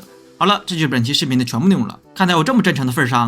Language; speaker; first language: Chinese; native; Chinese